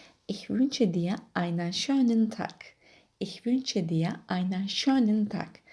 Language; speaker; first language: German; non-native, fluent; Turkish